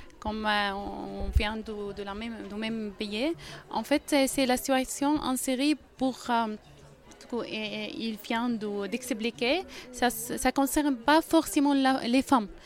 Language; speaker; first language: French; non-native, fluent; Arabic